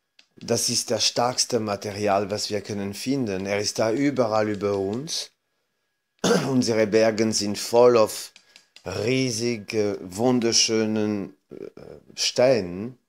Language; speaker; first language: German; non-native, fluent; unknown